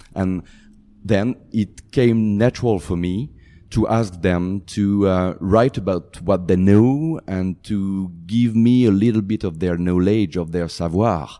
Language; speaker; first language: English; non-native, fluent; French